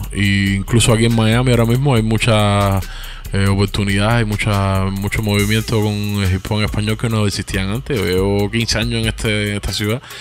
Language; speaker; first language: Spanish; native; Spanish